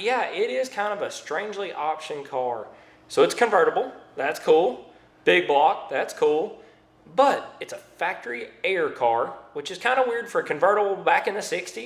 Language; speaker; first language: English; native; English